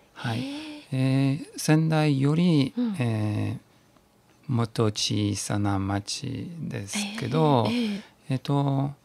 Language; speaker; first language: Japanese; non-native, learner; French